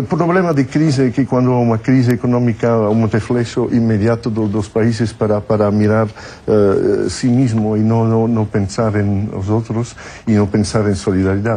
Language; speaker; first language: Portuguese; non-native, fluent; French